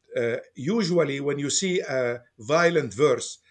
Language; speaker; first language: English; non-native, fluent; Arabic